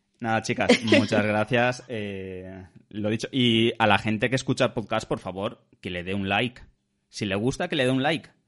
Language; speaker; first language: Spanish; native; Spanish